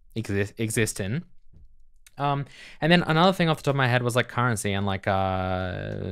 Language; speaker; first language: English; native; English